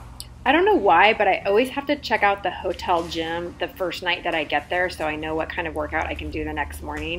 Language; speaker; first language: English; native; English